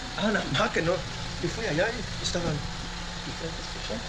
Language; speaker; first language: Spanish; non-native, learner; English